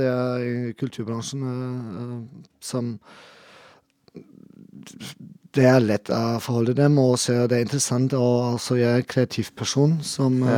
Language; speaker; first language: Norwegian; non-native, learner; German